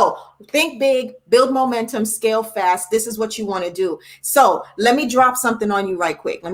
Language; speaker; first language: English; native; English